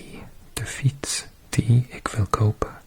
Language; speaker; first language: Dutch; non-native, learner; English